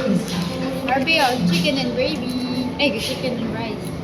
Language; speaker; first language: English; non-native, local second language; Filipino